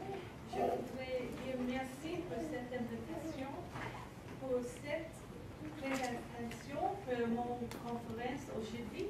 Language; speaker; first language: French; non-native, learner; English